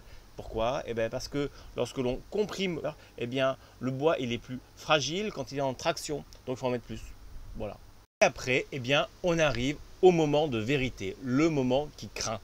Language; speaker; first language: French; native; French